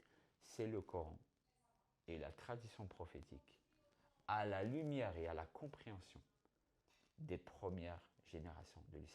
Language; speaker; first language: French; native; French